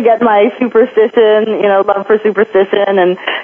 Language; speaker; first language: English; non-native, local second language; Filipino